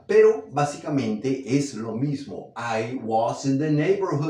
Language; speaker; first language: English; non-native, fluent; Spanish